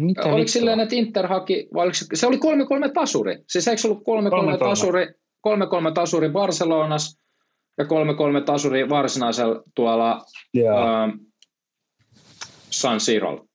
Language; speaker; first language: Finnish; native; Finnish